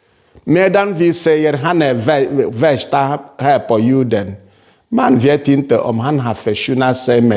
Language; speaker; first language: Swedish; non-native, fluent; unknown